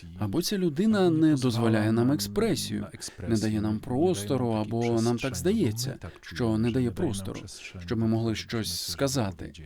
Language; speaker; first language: Ukrainian; non-native, fluent; Polish